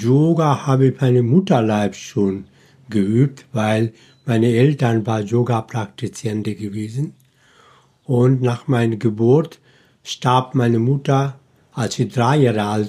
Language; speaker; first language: German; non-native, fluent; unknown